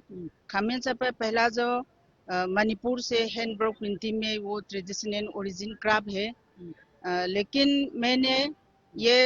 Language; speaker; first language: Hindi; non-native, local second language; Manipuri